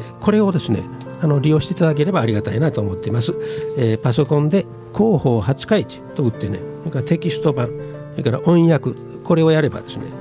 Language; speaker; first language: Japanese; native; Japanese